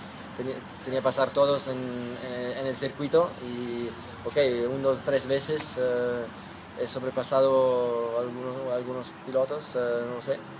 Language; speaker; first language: Spanish; non-native, learner; German